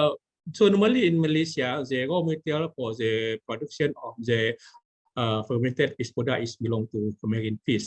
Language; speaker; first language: English; non-native, local second language; Malay